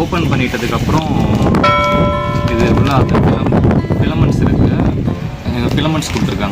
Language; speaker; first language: Tamil; native; Tamil